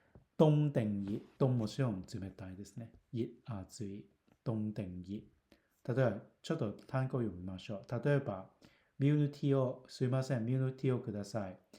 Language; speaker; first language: Japanese; non-native, fluent; Cantonese